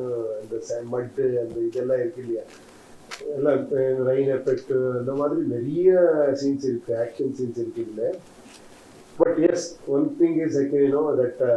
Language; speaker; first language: Tamil; non-native, learner; Kannada